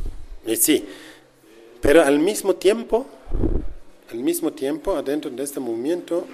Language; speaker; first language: Spanish; non-native, learner; Kurdish